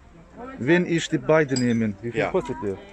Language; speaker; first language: German; non-native, learner; Azerbaijani